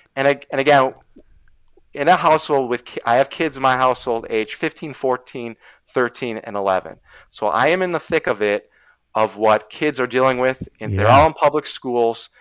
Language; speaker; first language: English; native; English